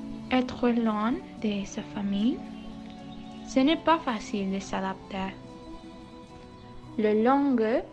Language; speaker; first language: French; non-native, learner; Spanish